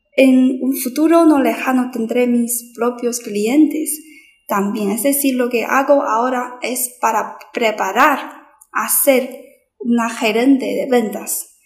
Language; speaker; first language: Spanish; non-native, fluent; Chinese